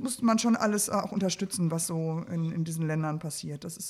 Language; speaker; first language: German; native; German